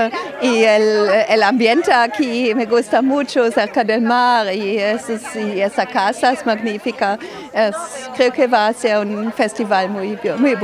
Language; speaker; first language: Spanish; non-native, fluent; German